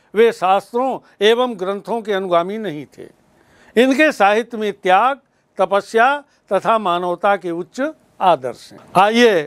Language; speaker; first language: Hindi; native; Hindi